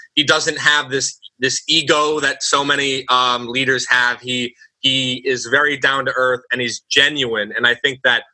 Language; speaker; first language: English; native; English